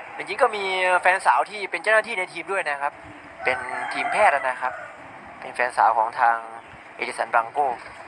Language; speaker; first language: Thai; native; Thai